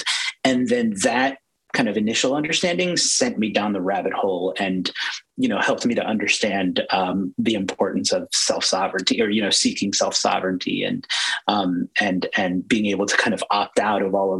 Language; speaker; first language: English; native; English